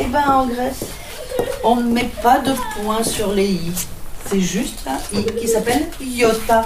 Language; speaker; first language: French; non-native, fluent; Greek